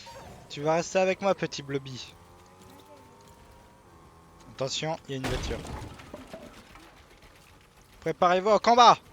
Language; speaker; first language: French; native; French